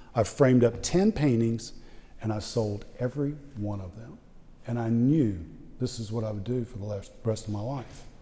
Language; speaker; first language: English; native; English